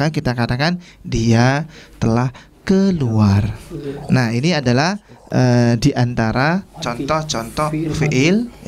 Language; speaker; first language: Indonesian; native; Indonesian